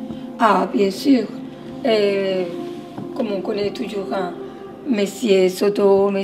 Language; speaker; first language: French; non-native, fluent; Spanish